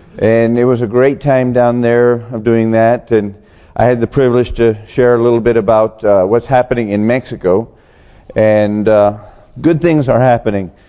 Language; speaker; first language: English; native; English